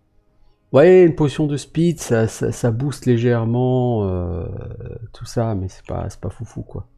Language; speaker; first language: French; native; French